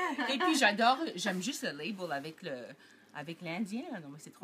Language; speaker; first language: French; early bilingual, heritage; French